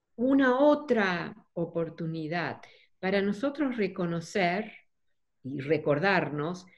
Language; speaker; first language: Spanish; non-native, fluent; Dutch